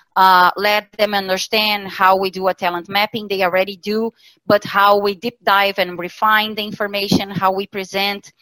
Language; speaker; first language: English; non-native, fluent; Portuguese